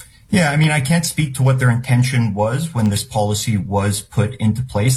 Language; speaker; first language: English; native; English